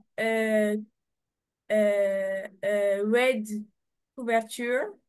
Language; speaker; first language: English; non-native, learner; French